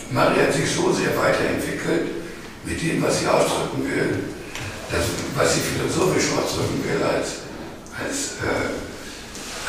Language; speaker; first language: German; non-native, fluent; Greek